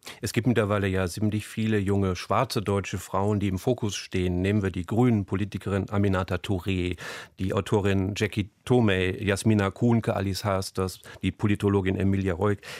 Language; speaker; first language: German; native; German